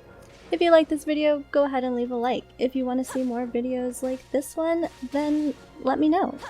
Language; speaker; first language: English; native; English